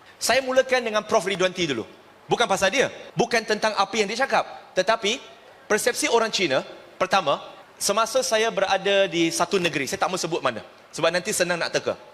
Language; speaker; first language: Malay; non-native, local second language; Chinese